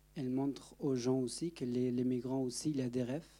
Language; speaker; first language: French; non-native, learner; Persian